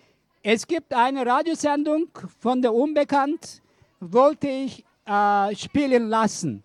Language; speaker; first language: German; non-native, learner; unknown